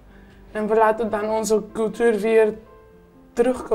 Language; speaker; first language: Dutch; early bilingual, other home language; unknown